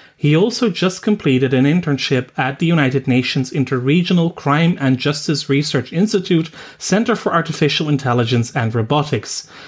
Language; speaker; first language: English; non-native, fluent; Dutch